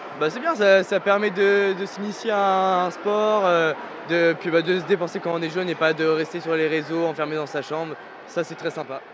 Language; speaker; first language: French; native; French